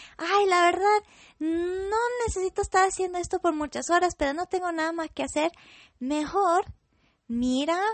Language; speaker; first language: Spanish; non-native, fluent; English